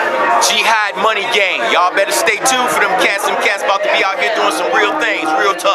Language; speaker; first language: English; native; English